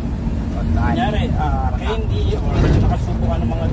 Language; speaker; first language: Filipino; native; Filipino